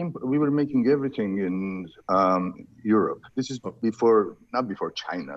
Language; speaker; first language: English; non-native, fluent; Persian